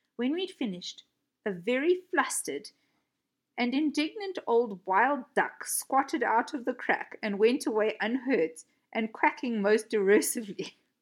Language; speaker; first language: English; native; English